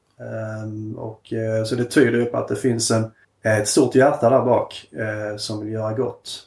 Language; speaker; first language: Swedish; native; Swedish